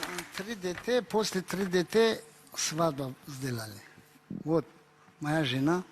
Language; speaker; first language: Russian; non-native, learner; Tajik